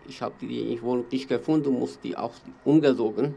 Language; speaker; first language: German; non-native, learner; Kurdish